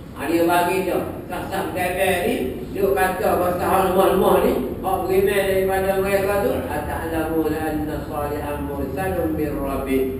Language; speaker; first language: Malay; native; Malay